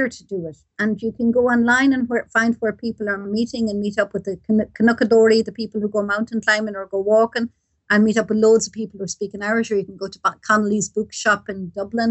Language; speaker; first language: English; native; English